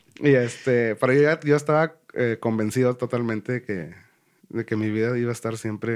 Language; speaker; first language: Spanish; native; Spanish